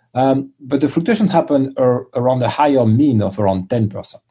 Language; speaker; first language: English; non-native, fluent; French